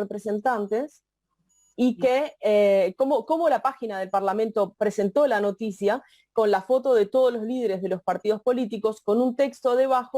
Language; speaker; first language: Spanish; native; Spanish